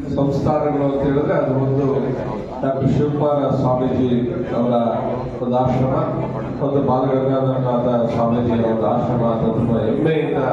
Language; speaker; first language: Kannada; native; Kannada